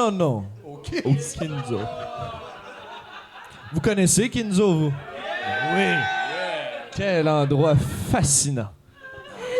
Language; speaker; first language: French; native; French